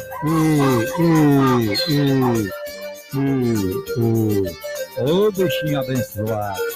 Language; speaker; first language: Portuguese; native; Portuguese